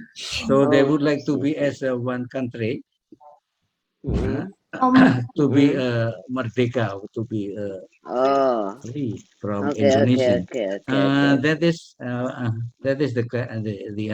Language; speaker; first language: English; non-native, learner; Indonesian